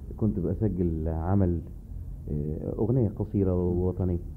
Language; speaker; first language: Egyptian Arabic; native; Egyptian Arabic